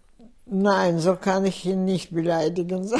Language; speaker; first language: German; non-native, fluent; Russian